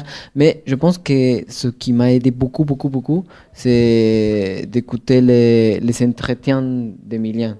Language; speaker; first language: French; non-native, fluent; Spanish